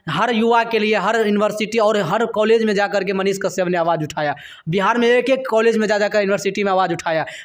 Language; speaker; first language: Hindi; native; Hindi